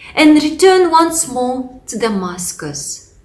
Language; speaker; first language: English; non-native, fluent; Russian